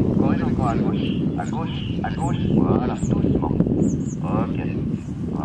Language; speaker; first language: French; native; French